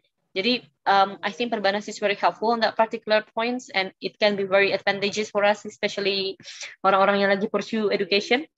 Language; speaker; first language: English; non-native, fluent; Indonesian